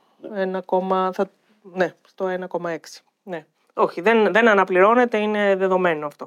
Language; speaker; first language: Greek; native; Greek